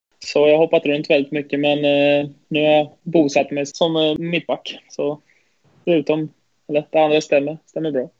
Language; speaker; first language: Swedish; native; Swedish